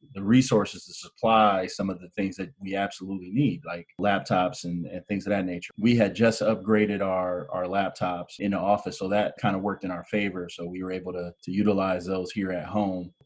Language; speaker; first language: English; native; English